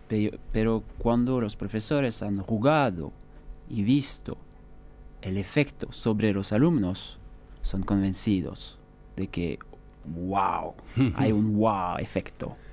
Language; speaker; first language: Spanish; non-native, fluent; French